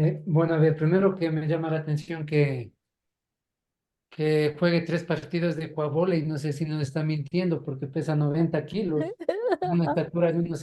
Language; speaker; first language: Spanish; native; Spanish